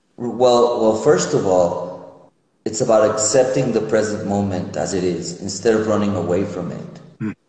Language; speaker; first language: English; non-native, fluent; Spanish